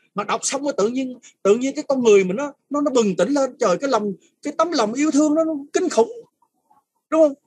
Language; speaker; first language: Vietnamese; early bilingual, other home language; French